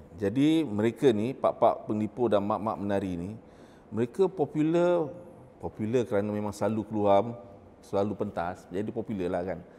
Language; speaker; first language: Malay; native; Malay